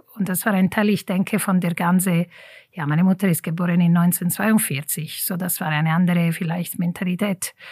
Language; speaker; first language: German; non-native, fluent; Italian